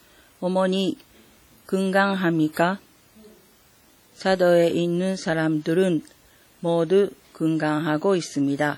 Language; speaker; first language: Korean; non-native, fluent; Japanese